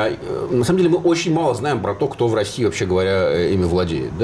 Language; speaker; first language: Russian; native; Russian